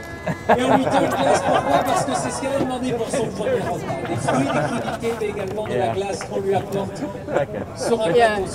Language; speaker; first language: French; native; French